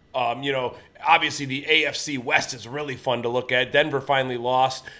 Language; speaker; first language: English; native; English